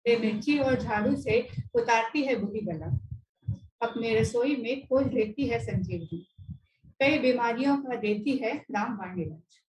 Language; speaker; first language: Hindi; non-native, local second language; Marathi